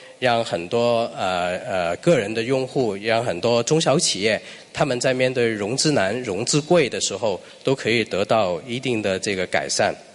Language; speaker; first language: Chinese; non-native, local second language; Cantonese